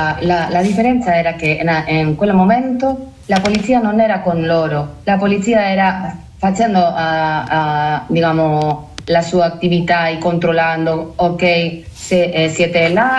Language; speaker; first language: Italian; non-native, learner; Spanish